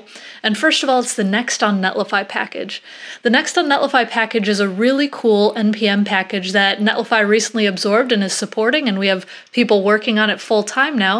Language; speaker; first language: English; native; English